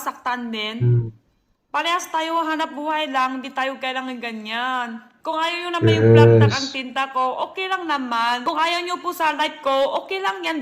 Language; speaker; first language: Filipino; non-native, learner; Chinese